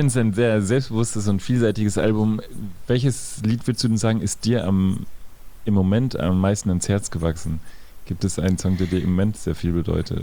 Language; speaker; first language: German; native; German